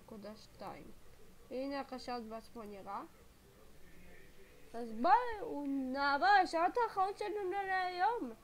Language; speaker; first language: Hebrew; native; Hebrew